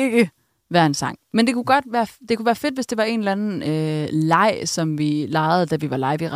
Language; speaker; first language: Danish; native; Danish